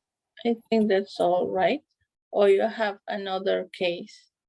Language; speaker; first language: English; non-native, learner; Spanish